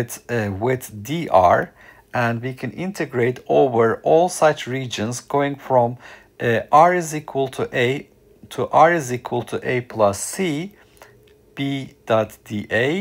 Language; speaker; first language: English; non-native, fluent; Turkish